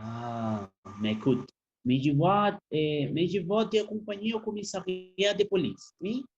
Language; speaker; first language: French; non-native, learner; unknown